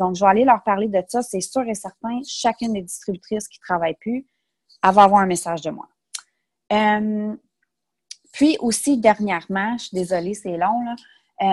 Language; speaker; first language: French; native; French